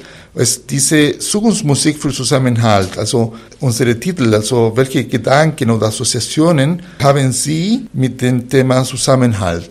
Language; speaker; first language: German; non-native, fluent; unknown